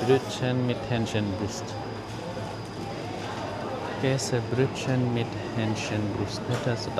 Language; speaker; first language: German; non-native, learner; Filipino